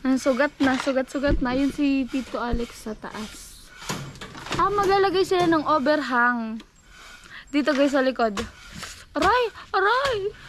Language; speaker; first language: Filipino; non-native, local second language; Bikol